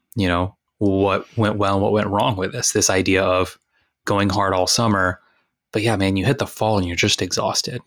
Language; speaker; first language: English; native; English